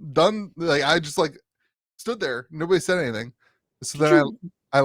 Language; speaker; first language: English; native; English